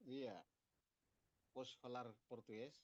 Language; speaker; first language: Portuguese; non-native, fluent; Tetum